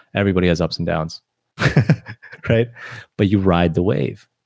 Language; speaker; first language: English; early bilingual, other home language; Chinese